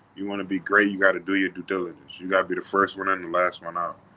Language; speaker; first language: English; native; English